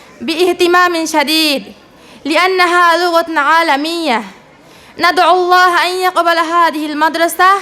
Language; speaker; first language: Arabic; non-native, learner; Bangla